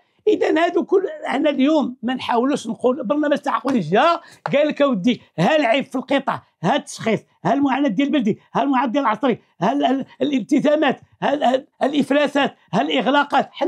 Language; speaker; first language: Arabic; native; Arabic